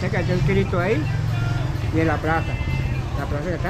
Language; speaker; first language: Spanish; native; Spanish